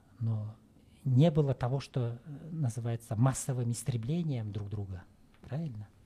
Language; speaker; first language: Russian; non-native, local second language; Kyrgyz